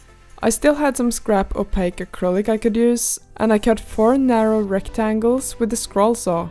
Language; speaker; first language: English; non-native, fluent; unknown